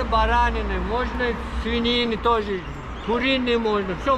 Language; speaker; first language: Russian; non-native, local second language; Uzbek